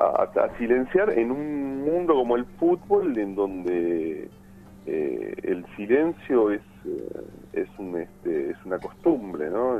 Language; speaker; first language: Spanish; native; Spanish